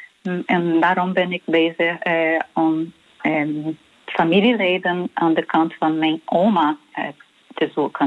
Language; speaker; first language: Dutch; non-native, learner; Portuguese